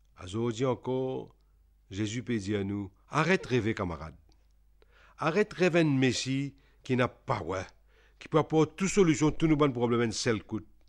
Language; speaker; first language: French; non-native, local second language; Réunion Creole French